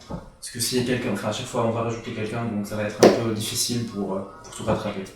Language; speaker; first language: French; non-native, local second language; Arabic